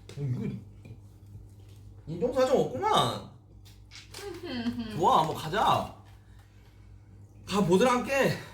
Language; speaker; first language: Korean; native; Korean